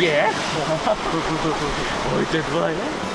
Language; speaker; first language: Vietnamese; non-native, fluent; Korean